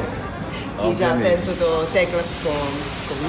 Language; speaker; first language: Portuguese; non-native, learner; Italian